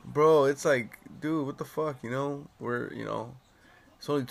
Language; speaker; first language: English; early bilingual, other home language; Spanish